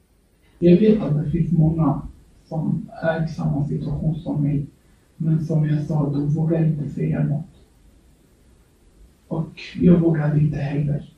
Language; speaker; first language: Swedish; early bilingual, other home language; Kurdish